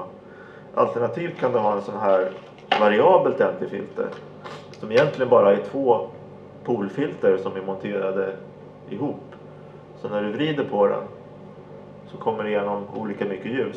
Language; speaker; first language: Swedish; native; Swedish